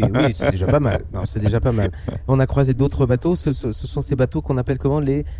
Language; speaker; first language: French; native; French